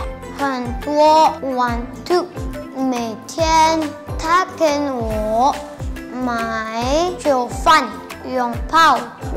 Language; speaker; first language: Chinese; non-native, learner; Indonesian